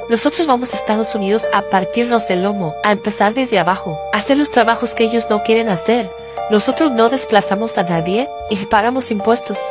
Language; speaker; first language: Spanish; native; Spanish